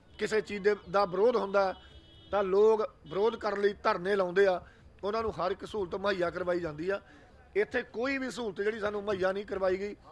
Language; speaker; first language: Punjabi; native; Punjabi